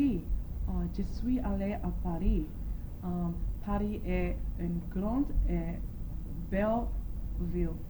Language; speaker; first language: French; non-native, learner; Korean